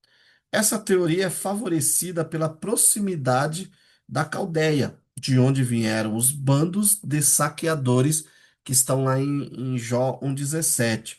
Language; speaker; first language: Portuguese; native; Portuguese